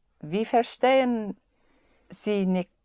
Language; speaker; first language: German; non-native, learner; English